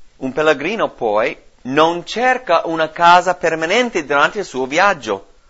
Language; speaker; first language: Italian; non-native, fluent; English